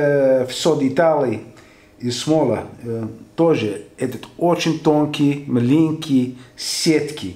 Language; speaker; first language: Russian; non-native, learner; English